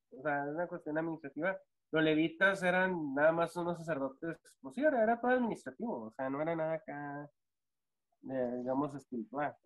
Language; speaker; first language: Spanish; native; Spanish